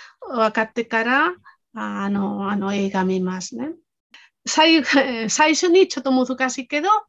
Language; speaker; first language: Japanese; non-native, fluent; Spanish